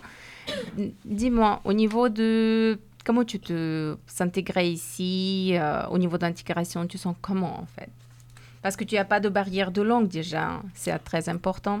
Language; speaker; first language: French; non-native, fluent; Persian